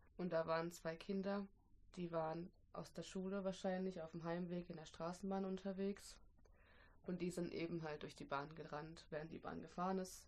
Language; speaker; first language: German; early bilingual, other home language; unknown